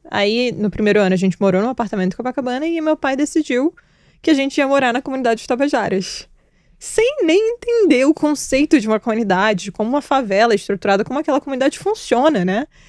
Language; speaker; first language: Portuguese; early bilingual, other home language; Georgian